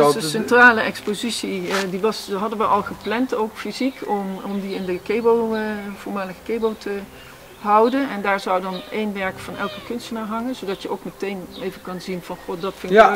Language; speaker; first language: Dutch; native; Dutch